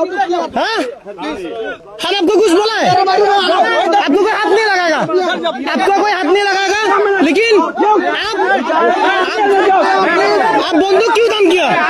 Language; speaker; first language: Hindi; non-native, learner; Bangla